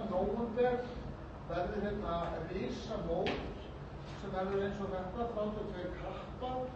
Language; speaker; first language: Icelandic; native; Icelandic